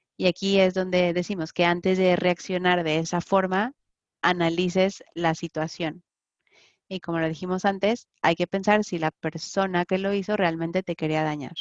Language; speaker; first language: Spanish; native; Spanish